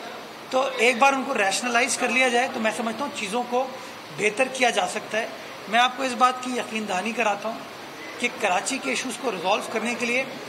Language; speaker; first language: Urdu; native; Urdu